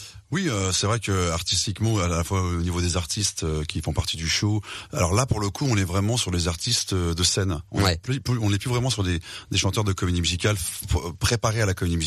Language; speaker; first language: French; native; French